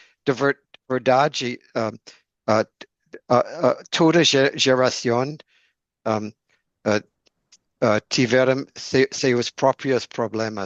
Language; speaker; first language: Portuguese; non-native, learner; English